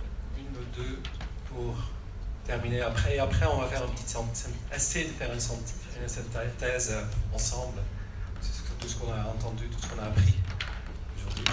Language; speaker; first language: French; non-native, fluent; Dutch